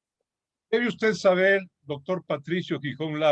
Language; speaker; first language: Spanish; native; Spanish